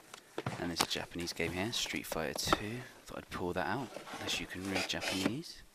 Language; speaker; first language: English; native; English